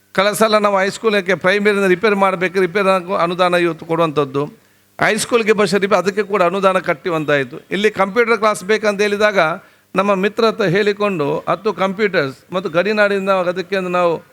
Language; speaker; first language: Kannada; non-native, local second language; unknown